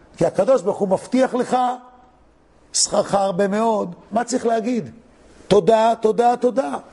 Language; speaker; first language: Hebrew; native; Hebrew